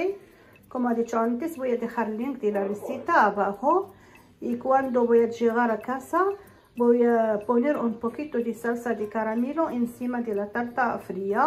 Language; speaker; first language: Spanish; non-native, fluent; Arabic